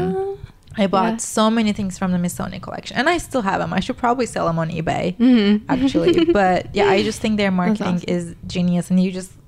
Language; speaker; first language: English; non-native, fluent; Turkish